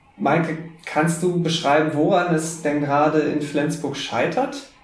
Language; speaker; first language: German; native; German